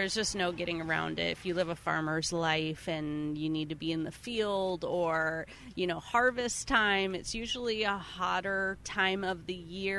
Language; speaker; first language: English; native; English